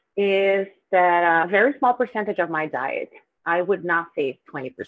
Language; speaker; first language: English; non-native, fluent; Portuguese